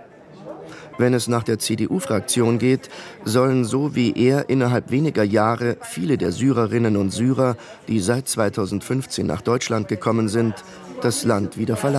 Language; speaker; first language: German; native; German